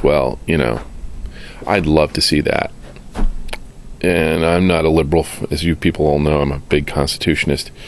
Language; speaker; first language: English; native; English